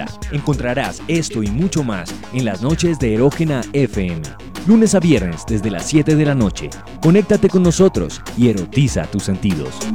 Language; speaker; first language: Spanish; native; Spanish